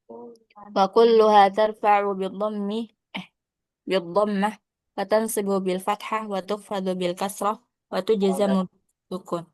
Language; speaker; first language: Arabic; non-native, learner; Indonesian